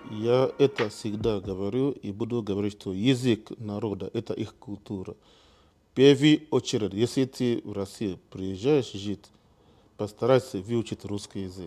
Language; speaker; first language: Russian; non-native, fluent; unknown